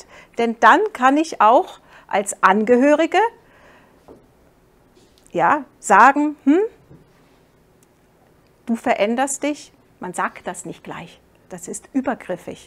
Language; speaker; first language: German; non-native, fluent; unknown